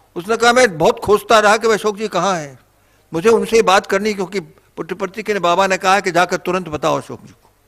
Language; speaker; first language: Hindi; native; Hindi